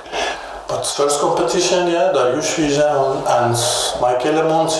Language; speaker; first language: English; non-native, fluent; Persian